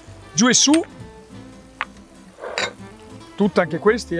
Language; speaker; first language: Italian; native; Italian